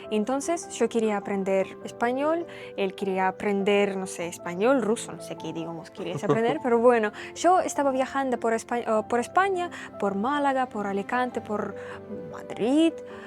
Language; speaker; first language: Spanish; non-native, learner; Russian